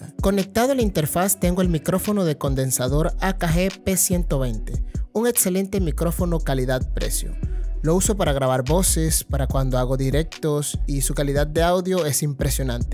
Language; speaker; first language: Spanish; native; Spanish